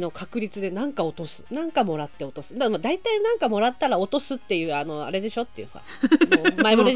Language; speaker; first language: Japanese; native; Japanese